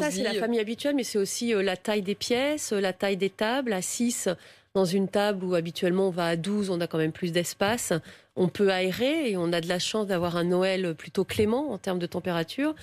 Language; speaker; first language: French; native; French